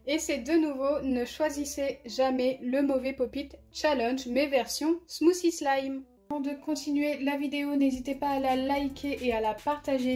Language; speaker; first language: French; native; French